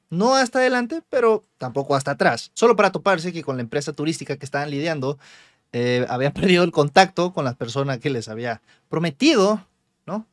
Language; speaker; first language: Spanish; native; Spanish